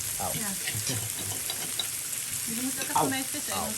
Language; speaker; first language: Dutch; non-native, fluent; Thai